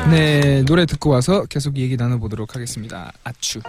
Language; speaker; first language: Korean; native; Korean